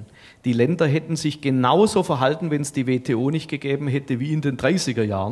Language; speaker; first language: German; native; German